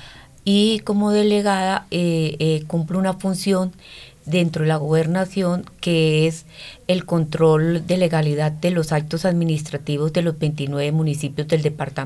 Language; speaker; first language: Spanish; native; Spanish